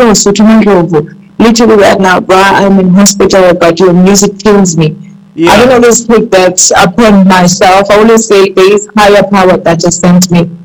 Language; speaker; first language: English; non-native, local second language; Xhosa